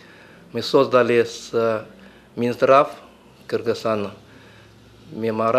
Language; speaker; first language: Russian; non-native, fluent; Chinese